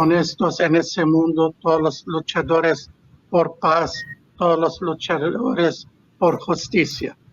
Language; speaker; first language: Spanish; non-native, fluent; Arabic